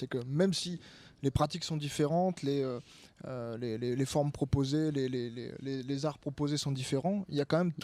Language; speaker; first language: French; native; French